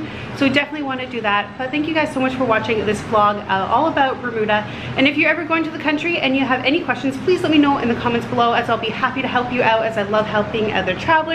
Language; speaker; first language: English; native; English